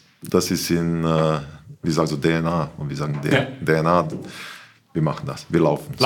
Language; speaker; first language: German; non-native, learner; Slovenian